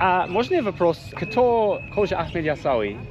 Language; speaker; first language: Russian; non-native, learner; English